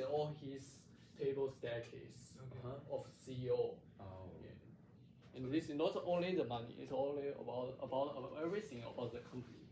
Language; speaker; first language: English; non-native, learner; Chinese